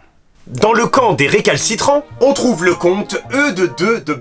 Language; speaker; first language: French; native; French